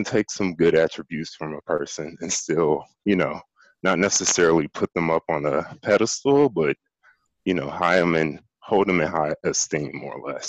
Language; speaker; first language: English; native; English